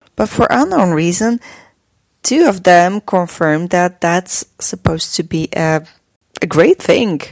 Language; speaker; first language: English; non-native, fluent; Slovak